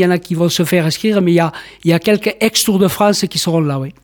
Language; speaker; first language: French; native; French